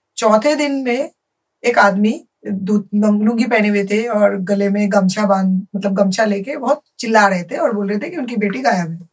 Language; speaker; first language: Hindi; non-native, local second language; Bangla